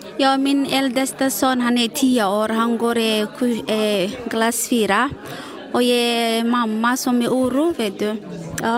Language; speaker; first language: Swedish; non-native, learner; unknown